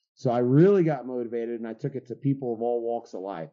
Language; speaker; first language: English; native; English